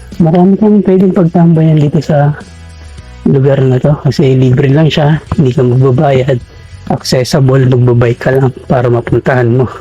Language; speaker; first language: Filipino; native; Filipino